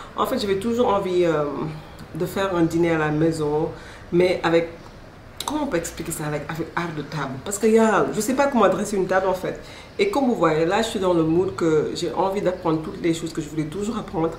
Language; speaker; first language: French; non-native, local second language; Wolof